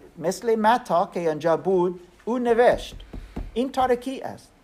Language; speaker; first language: Persian; non-native, learner; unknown